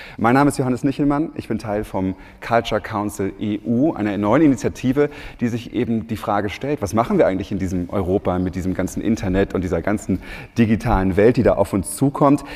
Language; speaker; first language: German; native; German